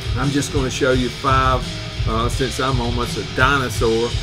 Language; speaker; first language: English; native; English